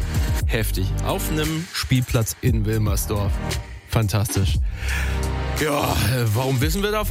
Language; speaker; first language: German; native; German